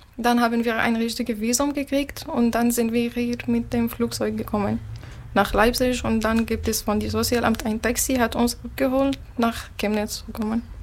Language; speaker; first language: German; non-native, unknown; Arabic